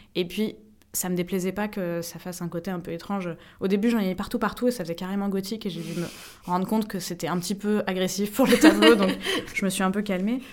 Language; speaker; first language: French; native; French